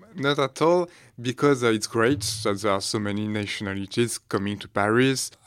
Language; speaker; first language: English; non-native, fluent; French